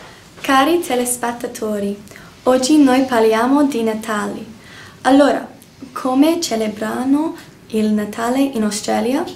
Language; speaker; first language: Italian; non-native, learner; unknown